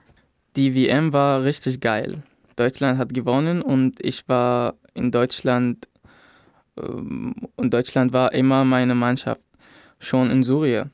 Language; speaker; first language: German; non-native, fluent; Arabic